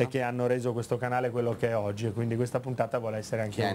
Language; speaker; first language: Italian; native; Italian